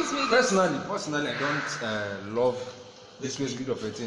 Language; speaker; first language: English; non-native, local second language; Igbo